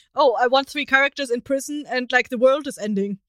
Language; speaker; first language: English; non-native, fluent; German